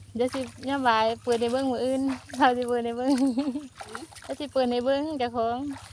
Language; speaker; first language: Thai; native; Thai